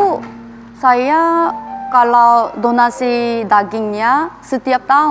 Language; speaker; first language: Indonesian; non-native, fluent; Korean